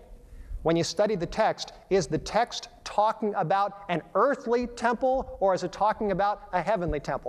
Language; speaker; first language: English; native; English